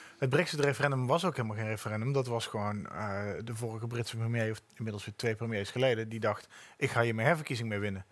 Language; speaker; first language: Dutch; native; Dutch